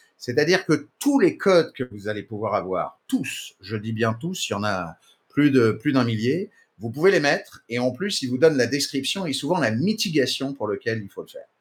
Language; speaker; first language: French; native; French